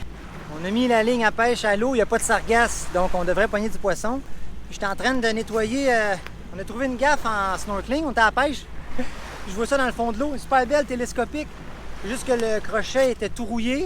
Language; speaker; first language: French; native; French